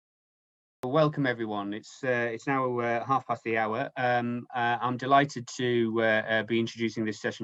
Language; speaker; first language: English; native; English